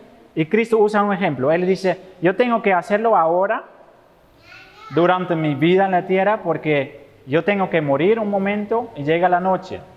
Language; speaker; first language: Spanish; non-native, fluent; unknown